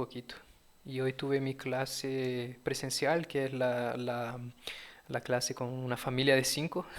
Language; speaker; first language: Spanish; early bilingual, heritage; Portuguese